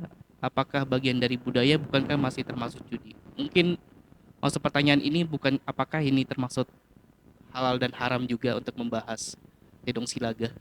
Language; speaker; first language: Indonesian; native; Indonesian